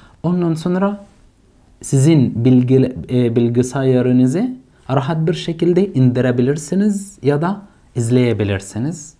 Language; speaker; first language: Turkish; non-native, fluent; Arabic